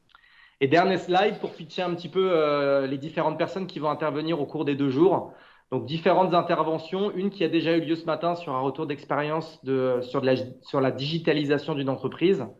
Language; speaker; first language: French; native; French